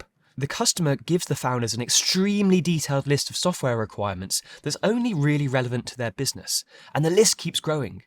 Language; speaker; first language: English; native; English